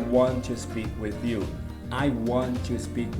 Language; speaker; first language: English; non-native, learner; Portuguese